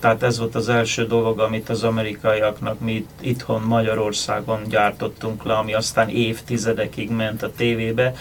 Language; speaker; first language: Hungarian; native; Hungarian